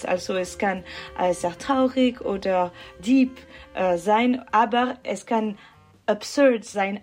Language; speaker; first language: German; non-native, local second language; French